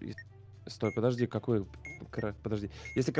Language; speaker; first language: Russian; native; Russian